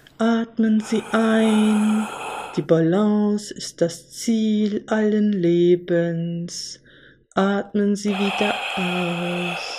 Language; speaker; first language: German; early bilingual, other home language; Turkish